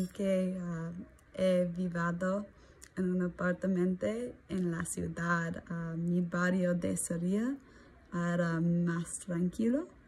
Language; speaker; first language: Spanish; non-native, learner; English